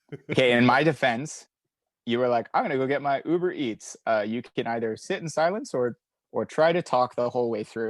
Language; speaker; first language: English; native; English